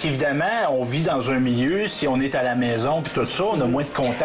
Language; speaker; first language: French; native; French